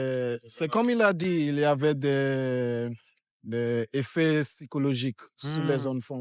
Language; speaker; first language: French; non-native, fluent; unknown